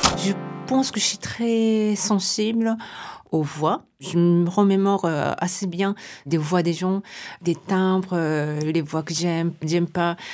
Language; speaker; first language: French; non-native, fluent; Japanese